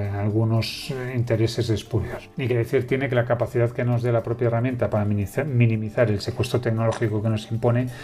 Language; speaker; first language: Spanish; native; Spanish